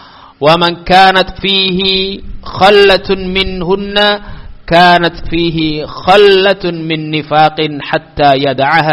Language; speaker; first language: Arabic; non-native, fluent; Indonesian